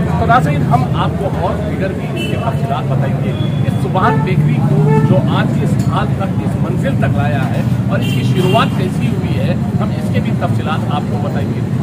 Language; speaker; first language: Hindi; non-native, local second language; Urdu